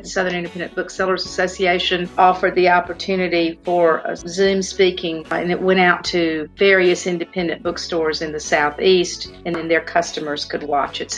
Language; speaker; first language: English; native; English